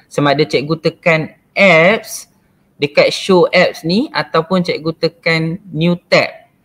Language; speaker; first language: Malay; native; Malay